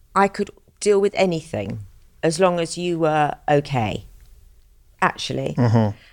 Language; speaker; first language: English; native; English